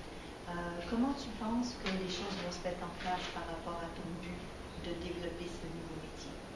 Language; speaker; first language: French; native; French